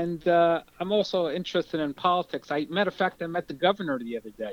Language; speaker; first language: English; native; English